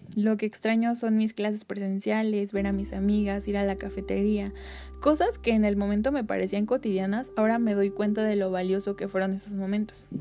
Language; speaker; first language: Spanish; native; Spanish